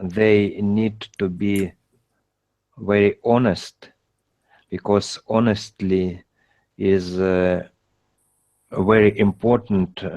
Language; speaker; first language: English; non-native, learner; Russian